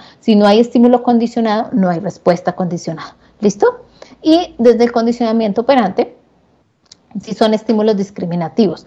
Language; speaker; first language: Spanish; native; Spanish